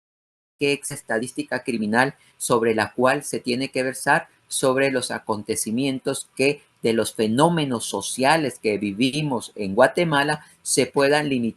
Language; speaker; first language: Spanish; native; Spanish